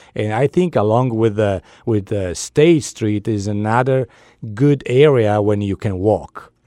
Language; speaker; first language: English; non-native, fluent; Italian